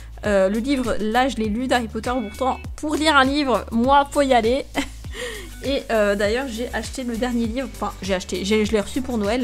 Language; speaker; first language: French; native; French